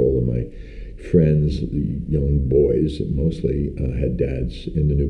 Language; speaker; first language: English; native; English